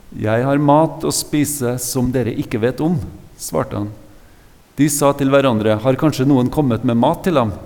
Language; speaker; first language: Norwegian; native; Norwegian